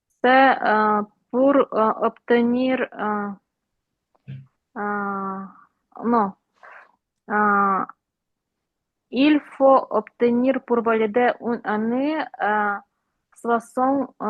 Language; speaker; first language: French; non-native, learner; Ukrainian